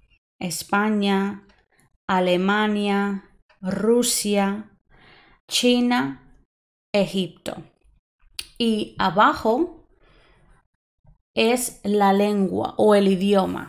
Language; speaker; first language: Spanish; non-native, fluent; English